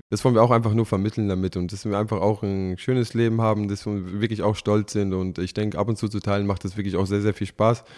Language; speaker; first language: German; native; German